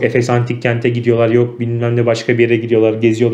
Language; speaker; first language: Turkish; native; Turkish